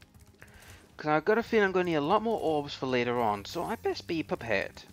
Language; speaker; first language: English; native; English